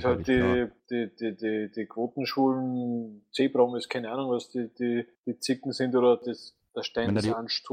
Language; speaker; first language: German; native; German